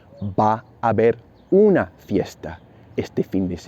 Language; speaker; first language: Spanish; non-native, fluent; English